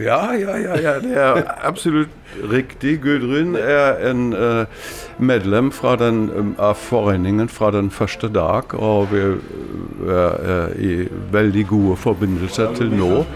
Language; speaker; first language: Norwegian; non-native, fluent; German